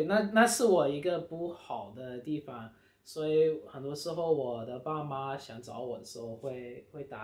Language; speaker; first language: Chinese; early bilingual, heritage; Chinese